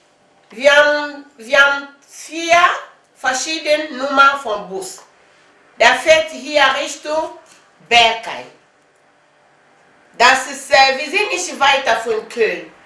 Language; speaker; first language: German; non-native, learner; Lingala